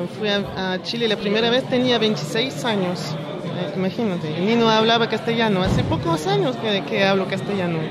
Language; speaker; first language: Spanish; early bilingual, heritage; French